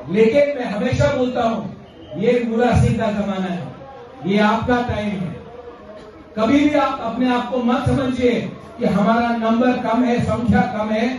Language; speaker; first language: Hindi; non-native, local second language; Kok Borok